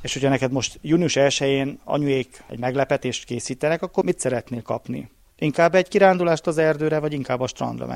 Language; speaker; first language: Hungarian; native; Hungarian